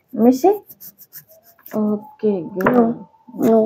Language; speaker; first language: Indonesian; native; Indonesian